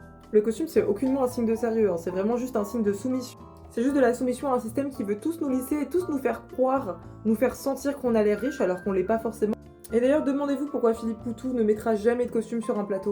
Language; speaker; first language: French; native; French